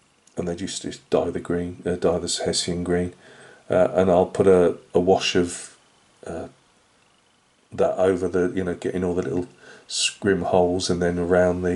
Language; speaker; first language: English; native; English